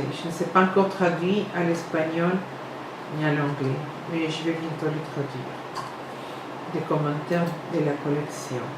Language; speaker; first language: French; non-native, fluent; Spanish